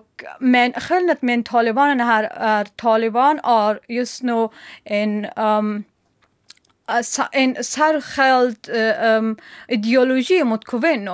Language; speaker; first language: Swedish; non-native, learner; Persian